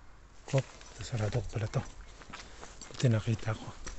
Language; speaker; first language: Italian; non-native, learner; Filipino